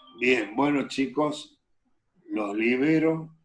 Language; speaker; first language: Spanish; native; Spanish